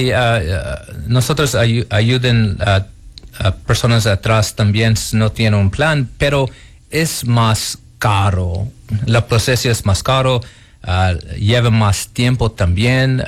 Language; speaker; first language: Spanish; non-native, learner; Portuguese